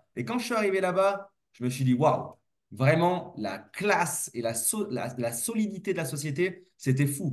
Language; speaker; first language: French; native; French